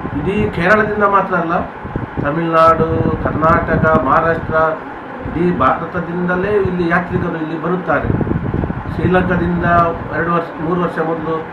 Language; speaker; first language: Kannada; non-native, local second language; Konkani